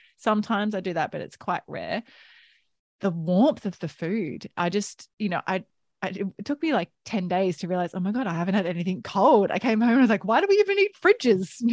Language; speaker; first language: English; native; English